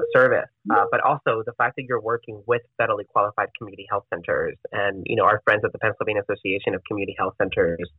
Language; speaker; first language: English; non-native, fluent; Spanish